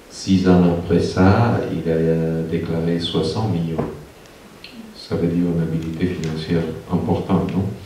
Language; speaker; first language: French; non-native, fluent; Spanish